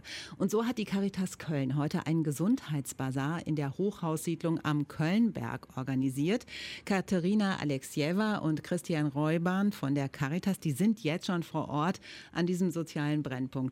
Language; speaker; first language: German; native; German